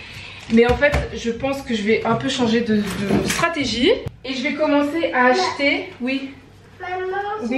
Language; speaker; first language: French; native; French